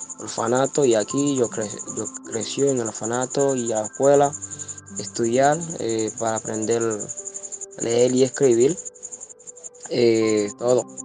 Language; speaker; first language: Spanish; non-native, learner; Haitian Creole